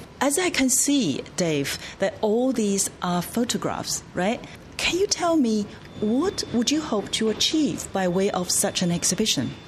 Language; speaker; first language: English; non-native, fluent; Chinese